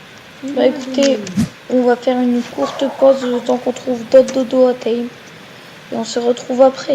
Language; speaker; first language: French; native; French